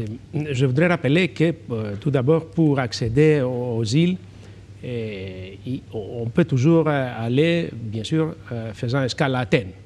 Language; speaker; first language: French; non-native, fluent; Greek